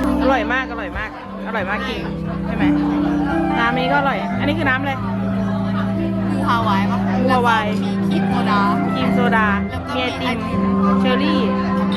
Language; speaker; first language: Thai; native; Thai